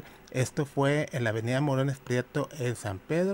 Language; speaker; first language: Spanish; native; Spanish